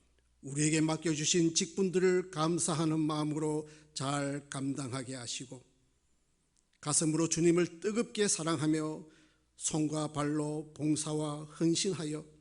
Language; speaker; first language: Korean; native; Korean